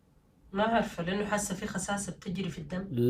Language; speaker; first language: Arabic; native; Arabic